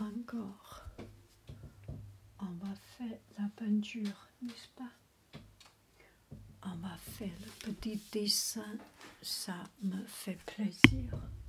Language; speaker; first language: French; non-native, learner; Chinese